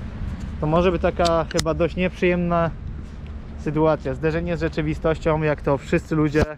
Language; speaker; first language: Polish; native; Polish